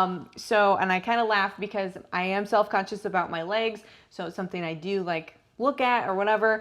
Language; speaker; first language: English; native; English